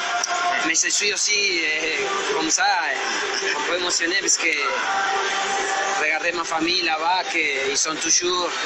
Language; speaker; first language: French; non-native, fluent; Spanish